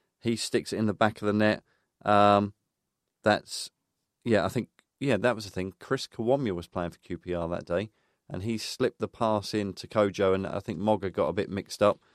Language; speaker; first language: English; native; English